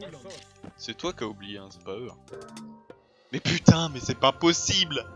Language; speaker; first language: French; native; French